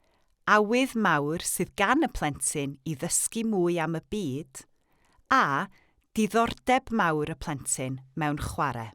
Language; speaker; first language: Welsh; native; Welsh